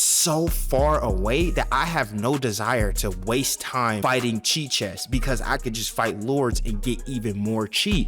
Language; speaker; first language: English; native; English